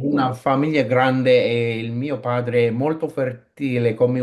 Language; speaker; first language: Italian; non-native, learner; English